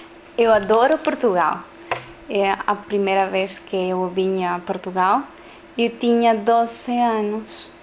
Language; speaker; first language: Portuguese; non-native, learner; Spanish